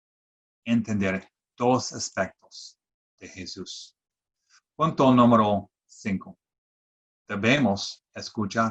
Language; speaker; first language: Spanish; non-native, fluent; English